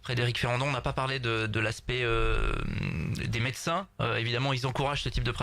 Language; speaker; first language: French; native; French